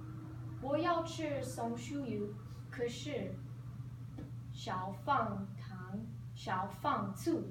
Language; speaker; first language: Chinese; non-native, learner; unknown